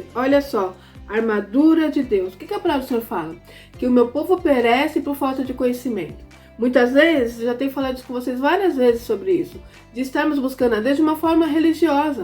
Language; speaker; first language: Portuguese; native; Portuguese